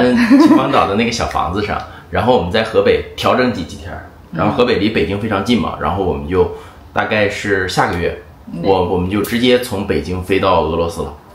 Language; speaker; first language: Chinese; native; Chinese